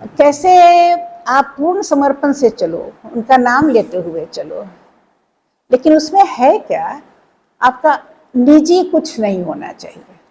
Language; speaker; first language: Hindi; native; Hindi